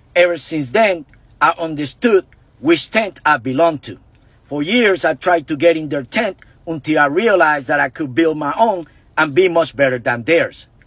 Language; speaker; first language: English; non-native, fluent; Spanish